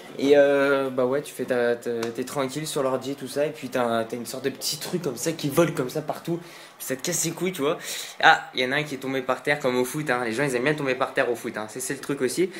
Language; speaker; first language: French; native; French